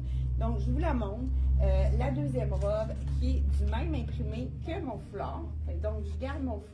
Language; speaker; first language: French; native; French